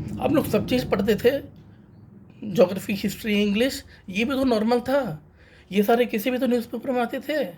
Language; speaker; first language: Hindi; non-native, local second language; Tamil